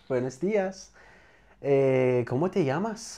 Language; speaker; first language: Spanish; non-native, fluent; Persian